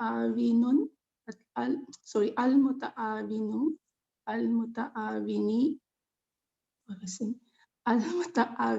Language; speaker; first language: Arabic; non-native, learner; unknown